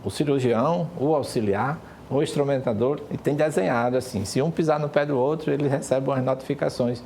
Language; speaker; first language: Portuguese; native; Portuguese